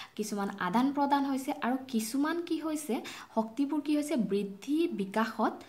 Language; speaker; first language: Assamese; non-native, local second language; Bangla